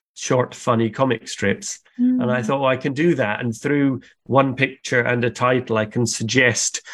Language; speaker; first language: English; native; English